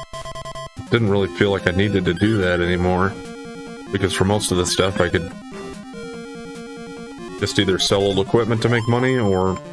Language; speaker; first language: English; native; English